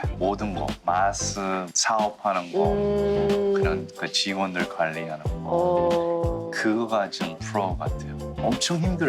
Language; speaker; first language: Korean; early bilingual, heritage; English